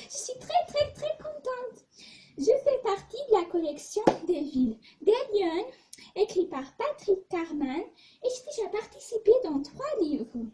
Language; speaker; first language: French; non-native, fluent; Portuguese